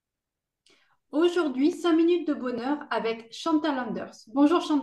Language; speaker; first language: French; native; French